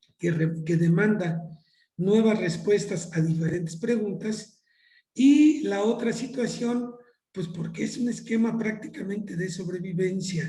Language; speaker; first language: Spanish; native; Spanish